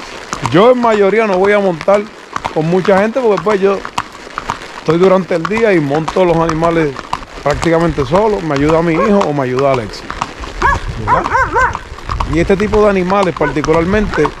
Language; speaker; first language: Spanish; native; Spanish